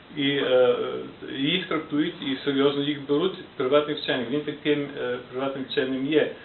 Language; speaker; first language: Ukrainian; early bilingual, heritage; Ukrainian